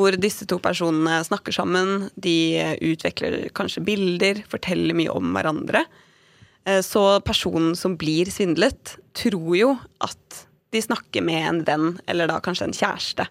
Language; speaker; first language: Norwegian; native; Norwegian